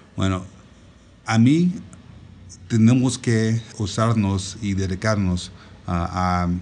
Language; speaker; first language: Spanish; non-native, learner; English